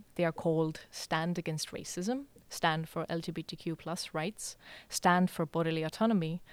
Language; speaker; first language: English; non-native, fluent; Estonian